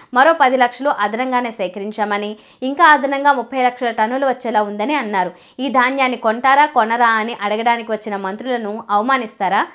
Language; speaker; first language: Telugu; native; Telugu